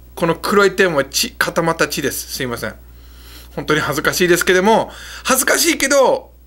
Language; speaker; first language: Japanese; early bilingual, heritage; Japanese